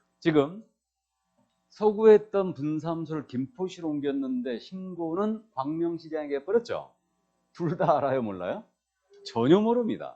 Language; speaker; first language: Korean; native; Korean